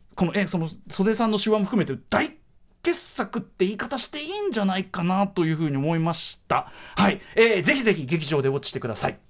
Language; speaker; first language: Japanese; native; Japanese